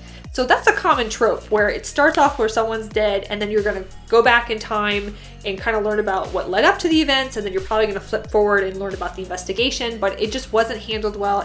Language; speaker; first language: English; native; English